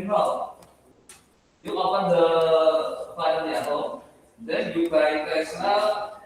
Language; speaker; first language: English; non-native, learner; Indonesian